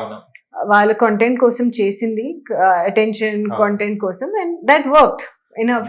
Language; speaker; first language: Telugu; non-native, learner; Hindi